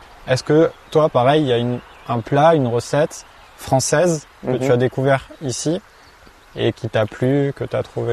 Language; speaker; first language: French; native; French